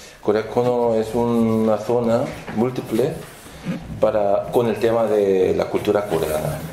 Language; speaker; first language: Spanish; non-native, fluent; Korean